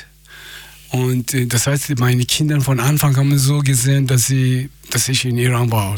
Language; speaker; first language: German; non-native, fluent; Persian